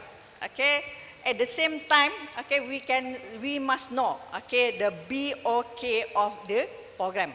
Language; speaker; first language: English; non-native, local second language; Malay